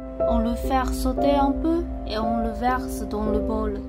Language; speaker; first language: French; non-native, fluent; Chinese